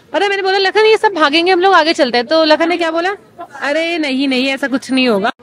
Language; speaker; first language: Hindi; native; Hindi